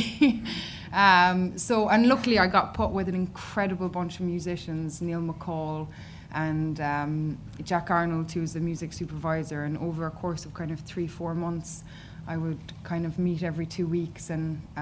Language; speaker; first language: English; native; English